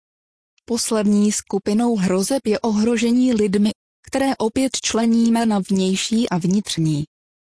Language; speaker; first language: Czech; native; Czech